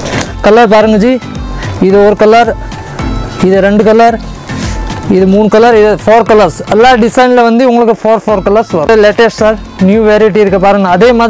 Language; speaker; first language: Tamil; native; Tamil